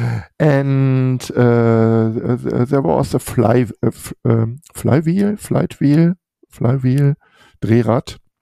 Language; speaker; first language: English; non-native, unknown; German